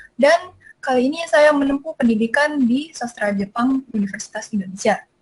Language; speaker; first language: Indonesian; native; Indonesian